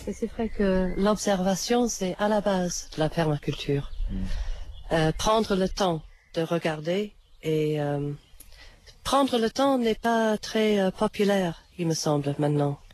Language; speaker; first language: French; non-native, fluent; English